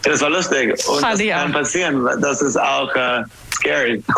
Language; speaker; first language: German; non-native, learner; English